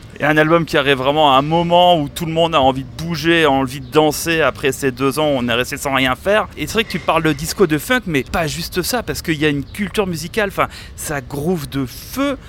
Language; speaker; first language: French; native; French